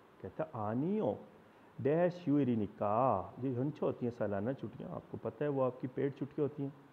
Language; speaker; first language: Urdu; non-native, local second language; Punjabi